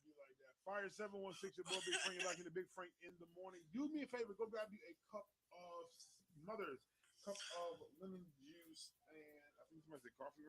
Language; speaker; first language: English; native; English